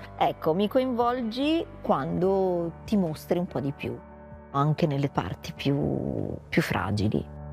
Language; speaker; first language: Italian; native; Italian